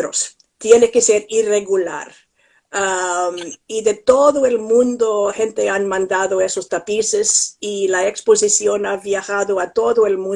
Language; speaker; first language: Spanish; non-native, fluent; English